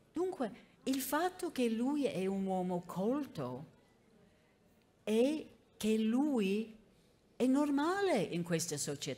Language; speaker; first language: Italian; non-native, fluent; English